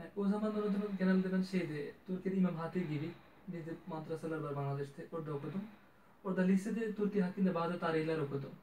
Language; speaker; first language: Turkish; non-native, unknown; Bangla